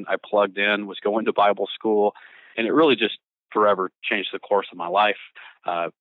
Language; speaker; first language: English; native; English